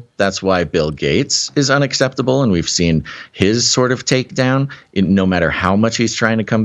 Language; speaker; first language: English; native; English